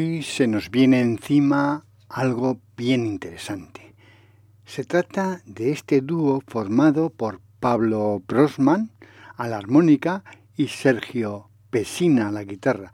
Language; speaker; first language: Spanish; native; Spanish